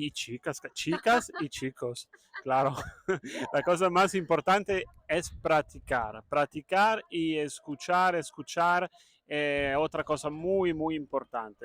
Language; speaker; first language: Spanish; non-native, fluent; Italian